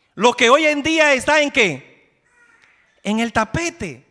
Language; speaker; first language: Spanish; native; Spanish